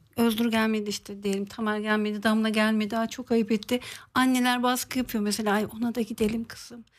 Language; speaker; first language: Turkish; native; Turkish